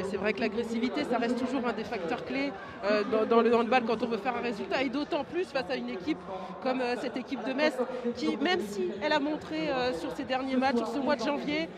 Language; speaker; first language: French; native; French